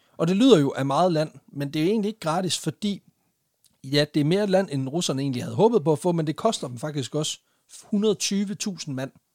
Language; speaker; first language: Danish; native; Danish